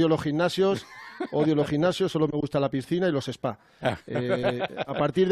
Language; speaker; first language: Spanish; native; Spanish